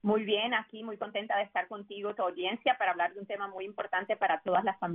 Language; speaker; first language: Spanish; early bilingual, heritage; Spanish